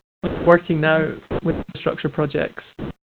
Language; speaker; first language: English; native; English